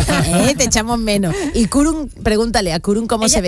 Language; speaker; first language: Spanish; native; Spanish